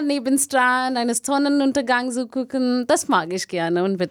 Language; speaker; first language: German; non-native, learner; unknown